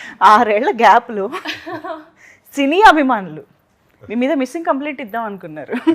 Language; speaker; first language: Telugu; native; Telugu